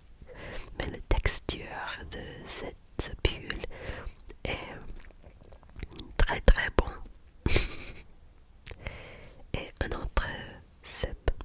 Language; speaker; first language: French; non-native, learner; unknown